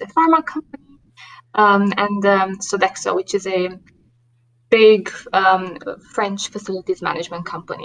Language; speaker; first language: English; non-native, fluent; Romanian